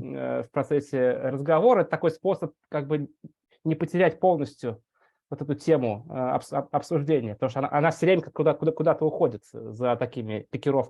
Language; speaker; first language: Russian; native; Russian